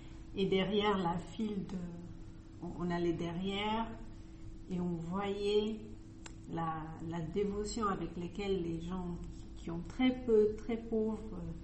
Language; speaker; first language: French; non-native, fluent; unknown